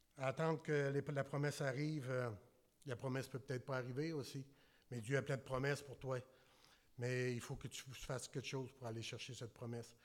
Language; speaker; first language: French; native; French